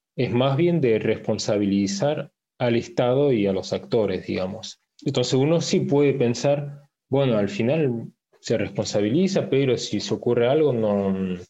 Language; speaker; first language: Spanish; early bilingual, heritage; Spanish